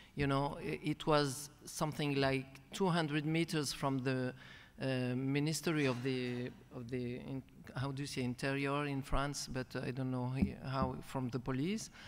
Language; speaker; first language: English; non-native, fluent; Arabic